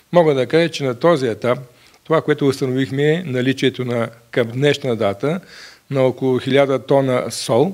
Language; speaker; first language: Bulgarian; native; Bulgarian